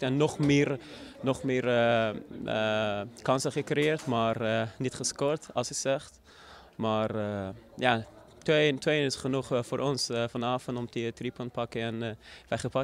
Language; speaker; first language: Dutch; non-native, learner; Persian